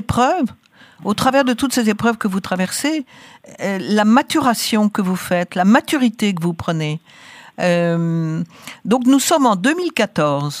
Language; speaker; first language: French; native; French